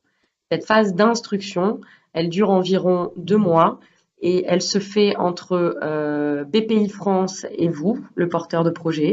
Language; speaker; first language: French; native; French